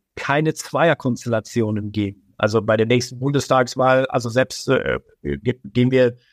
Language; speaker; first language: German; early bilingual, other home language; Persian